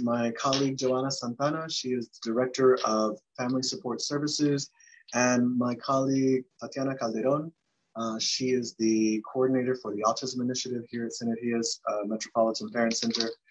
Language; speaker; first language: English; early bilingual, other home language; Spanish